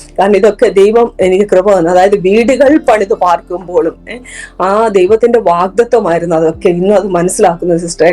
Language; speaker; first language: Malayalam; native; Malayalam